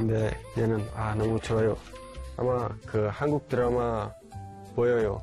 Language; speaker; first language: Korean; non-native, learner; Indonesian